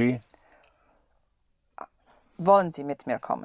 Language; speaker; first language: German; non-native, learner; English